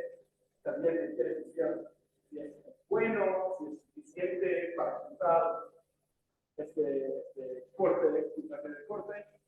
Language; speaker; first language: Spanish; non-native, fluent; English